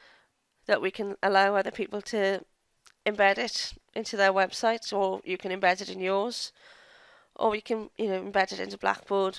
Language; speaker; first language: English; native; English